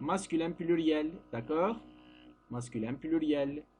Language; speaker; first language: French; non-native, learner; Turkish